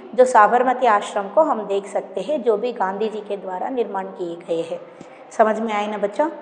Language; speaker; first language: Hindi; non-native, local second language; Kannada